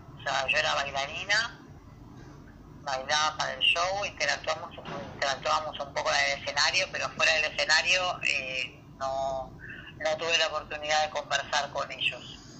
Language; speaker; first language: Spanish; native; Spanish